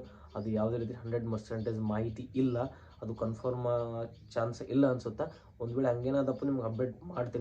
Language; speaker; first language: Kannada; native; Kannada